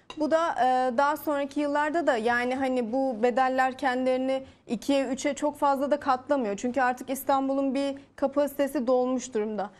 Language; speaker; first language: Turkish; native; Turkish